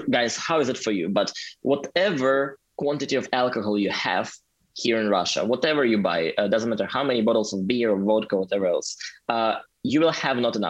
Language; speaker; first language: English; non-native, fluent; Russian